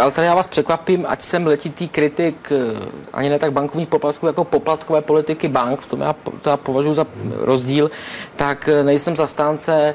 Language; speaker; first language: Czech; native; Czech